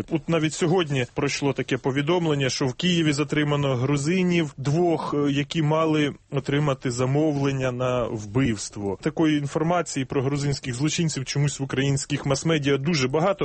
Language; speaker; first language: Ukrainian; native; Ukrainian